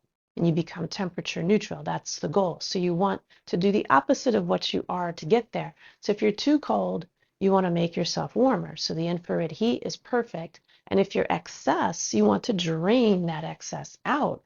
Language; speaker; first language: English; native; English